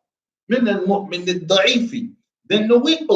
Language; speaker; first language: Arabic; non-native, fluent; English